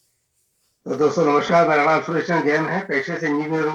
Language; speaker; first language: Hindi; native; Hindi